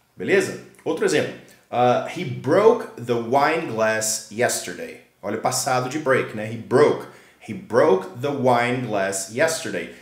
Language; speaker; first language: English; non-native, fluent; Portuguese